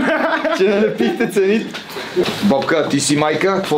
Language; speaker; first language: Bulgarian; native; Bulgarian